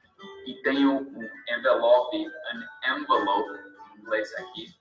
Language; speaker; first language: Portuguese; non-native, fluent; English